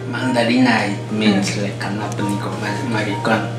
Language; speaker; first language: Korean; non-native, learner; Spanish